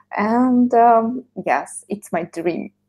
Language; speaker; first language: English; non-native, learner; Russian